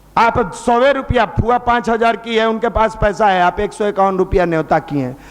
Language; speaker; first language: Hindi; native; Hindi